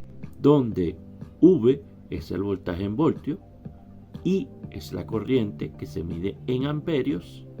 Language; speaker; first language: Spanish; native; Spanish